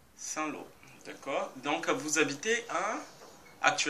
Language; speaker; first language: French; non-native, fluent; Portuguese